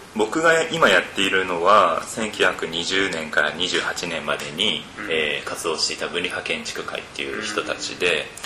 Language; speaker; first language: Japanese; native; Japanese